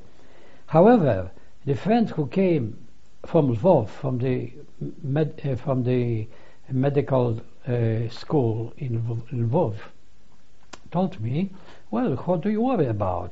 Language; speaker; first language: English; non-native, fluent; Polish